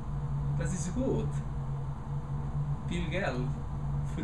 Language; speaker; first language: German; non-native, learner; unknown